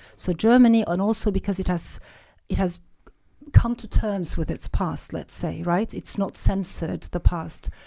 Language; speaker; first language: English; non-native, fluent; Turkish